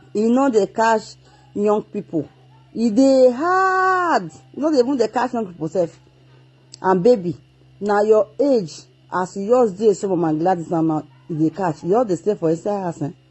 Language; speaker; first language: Nigerian Pidgin; non-native, local second language; Igbo